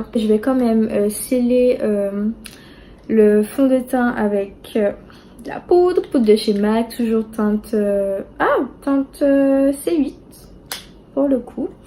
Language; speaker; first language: French; native; French